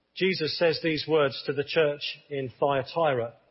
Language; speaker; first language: English; native; English